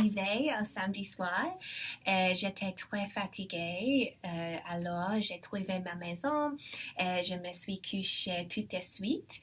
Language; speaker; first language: French; non-native, learner; English